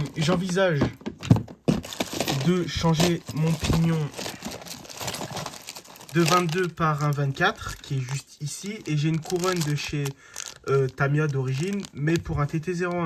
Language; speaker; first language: French; native; French